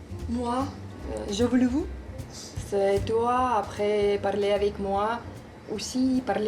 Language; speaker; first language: French; non-native, learner; Russian